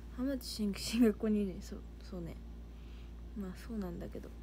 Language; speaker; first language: Japanese; native; Japanese